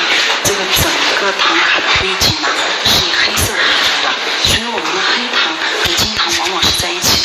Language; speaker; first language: Chinese; non-native, local second language; Tibetan